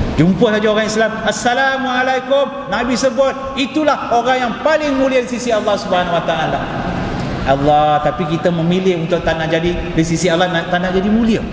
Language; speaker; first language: Malay; non-native, local second language; Tamil